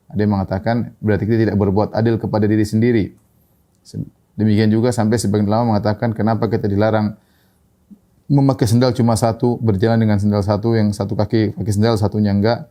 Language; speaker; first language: Indonesian; native; Indonesian